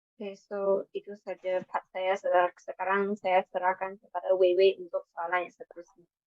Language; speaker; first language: Malay; non-native, local second language; Chinese